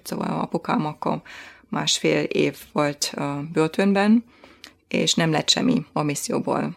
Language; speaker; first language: Hungarian; non-native, fluent; German